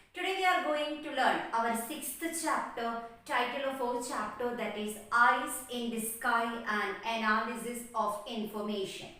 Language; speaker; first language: English; non-native, local second language; Malayalam